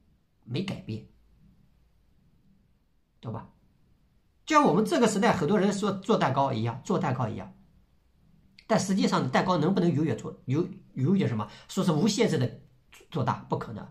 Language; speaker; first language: Chinese; native; Chinese